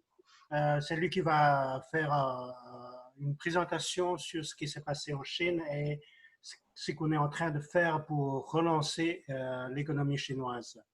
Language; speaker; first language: French; non-native, fluent; Chinese